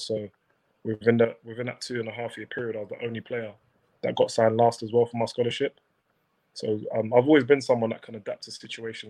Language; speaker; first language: English; native; English